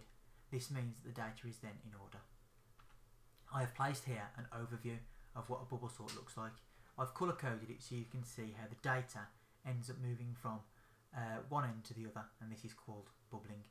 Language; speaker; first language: English; native; English